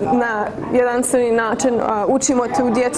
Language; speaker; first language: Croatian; early bilingual, heritage; English